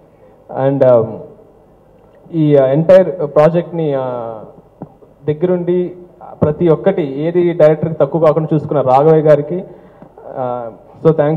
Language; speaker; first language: Telugu; native; Telugu